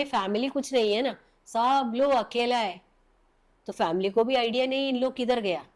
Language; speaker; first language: Hindi; non-native, local second language; Malayalam